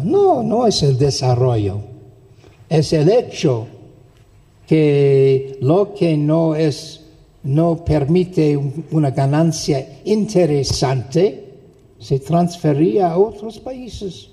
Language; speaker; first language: Spanish; non-native, fluent; English